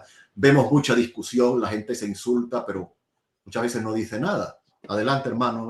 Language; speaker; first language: Spanish; native; Spanish